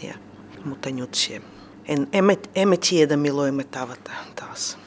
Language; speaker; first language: Finnish; non-native, learner; Russian